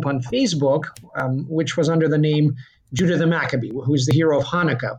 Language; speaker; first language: English; early bilingual, other home language; Russian